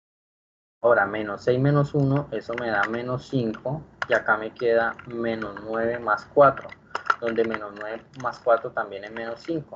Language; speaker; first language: Spanish; native; Spanish